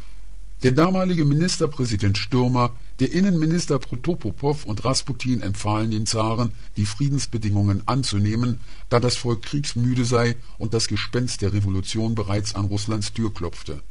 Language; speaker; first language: German; native; German